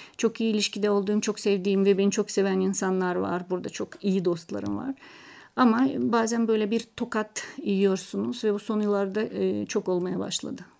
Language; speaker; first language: Turkish; non-native, fluent; Russian